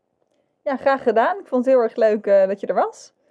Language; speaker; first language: Dutch; native; Dutch